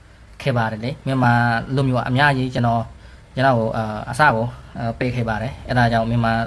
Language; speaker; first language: Burmese; non-native, learner; Khmer